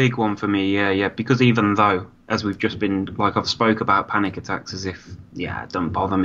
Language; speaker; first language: English; native; English